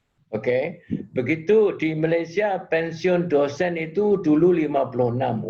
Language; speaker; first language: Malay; non-native, local second language; Javanese